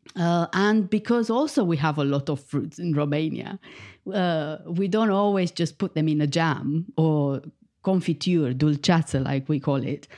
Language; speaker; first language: English; non-native, fluent; Romanian